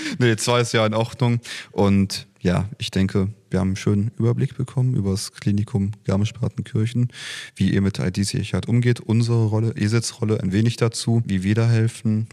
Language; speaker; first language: German; native; German